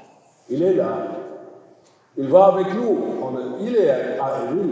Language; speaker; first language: French; non-native, learner; German